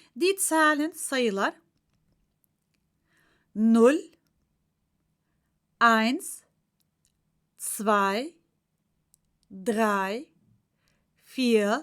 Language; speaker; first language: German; non-native, fluent; Turkish